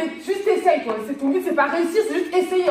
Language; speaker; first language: French; native; French